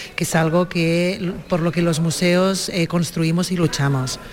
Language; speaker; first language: Spanish; native; Spanish